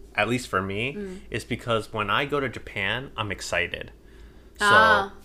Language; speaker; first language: English; native; English